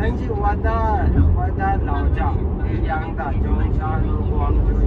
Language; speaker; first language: Chinese; non-native, learner; Urdu